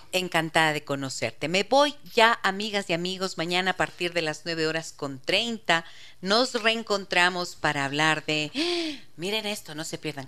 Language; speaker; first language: Spanish; native; Spanish